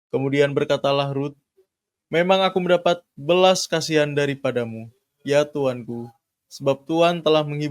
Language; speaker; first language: Indonesian; native; Indonesian